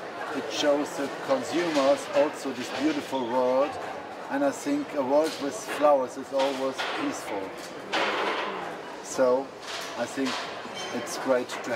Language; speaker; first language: English; non-native, fluent; German